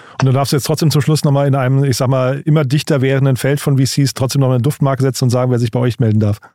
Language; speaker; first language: German; native; German